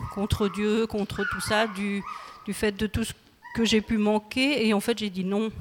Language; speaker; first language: French; native; French